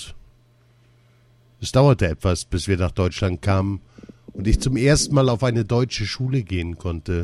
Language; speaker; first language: German; early bilingual, other home language; Russian